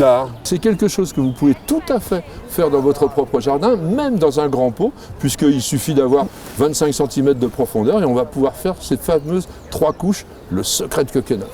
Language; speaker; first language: French; native; French